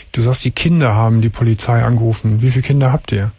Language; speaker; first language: German; native; German